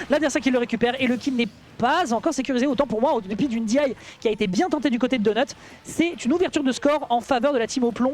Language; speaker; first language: French; native; French